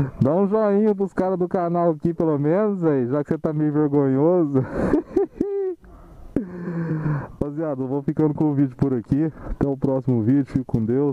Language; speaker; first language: Portuguese; native; Portuguese